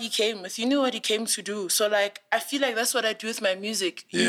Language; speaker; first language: English; non-native, local second language; Zulu